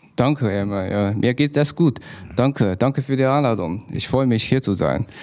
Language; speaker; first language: German; non-native, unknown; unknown